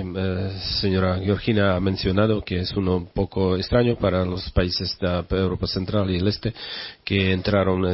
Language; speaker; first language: Spanish; non-native, learner; Czech